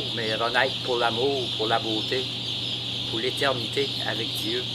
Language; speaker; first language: French; native; French